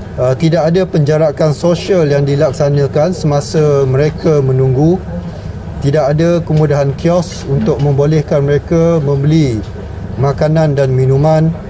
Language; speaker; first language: Malay; native; Malay